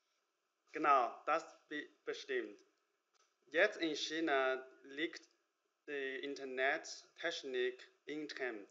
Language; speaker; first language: German; non-native, learner; Chinese